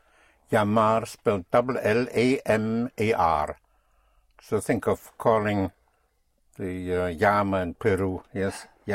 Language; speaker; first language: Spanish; non-native, fluent; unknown